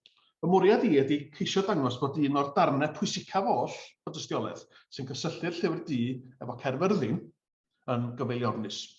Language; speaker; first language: Welsh; native; Welsh